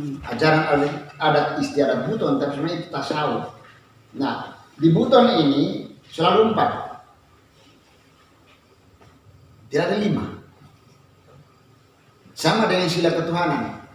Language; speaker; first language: Indonesian; non-native, local second language; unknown